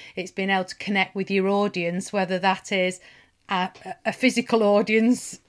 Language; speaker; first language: English; native; English